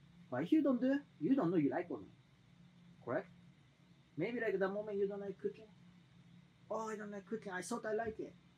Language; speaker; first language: English; non-native, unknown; Japanese